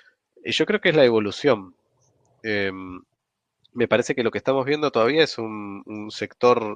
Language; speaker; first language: Spanish; native; Spanish